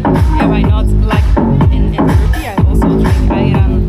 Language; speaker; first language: English; non-native, fluent; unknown